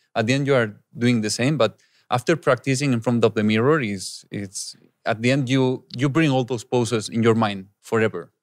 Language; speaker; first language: English; non-native, fluent; Spanish